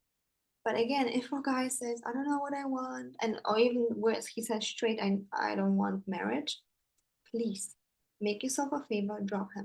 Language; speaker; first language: English; non-native, fluent; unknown